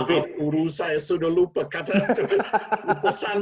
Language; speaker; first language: Indonesian; non-native, learner; English